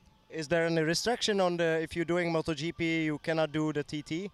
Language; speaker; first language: English; non-native, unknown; Czech